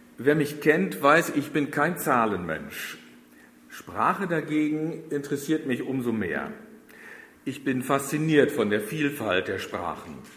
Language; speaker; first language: German; native; German